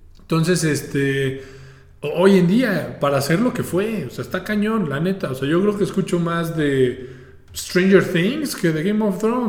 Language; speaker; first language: Spanish; native; Spanish